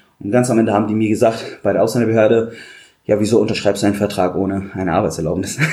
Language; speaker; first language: German; non-native, fluent; Arabic